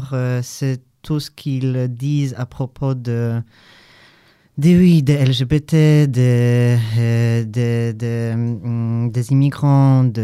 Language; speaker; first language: French; non-native, learner; Polish